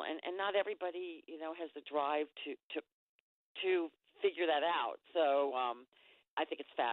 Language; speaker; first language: English; native; English